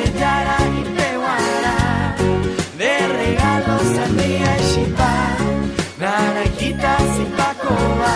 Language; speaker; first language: Spanish; native; Spanish